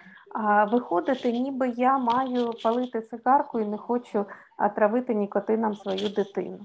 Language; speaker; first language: Ukrainian; native; Ukrainian